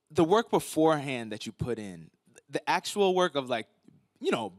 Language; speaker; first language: English; native; English